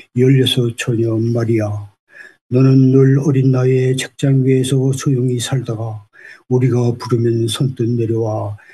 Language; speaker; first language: Korean; native; Korean